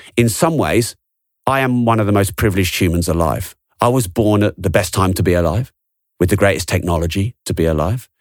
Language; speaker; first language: English; native; English